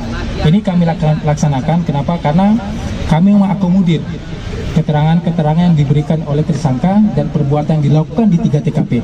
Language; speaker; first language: Indonesian; native; Indonesian